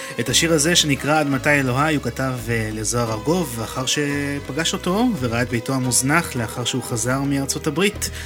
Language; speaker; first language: Hebrew; native; Hebrew